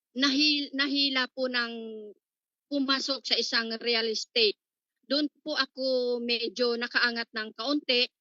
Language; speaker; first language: Filipino; native; Filipino